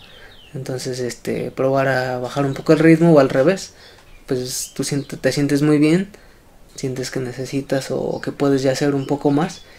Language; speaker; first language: Spanish; native; Spanish